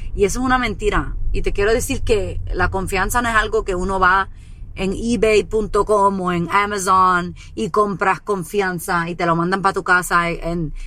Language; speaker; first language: Spanish; early bilingual, other home language; English